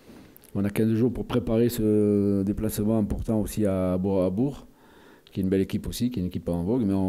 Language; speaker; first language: French; native; French